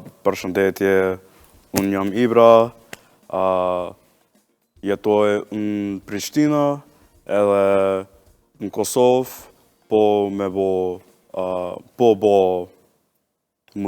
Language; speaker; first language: Albanian; non-native, learner; English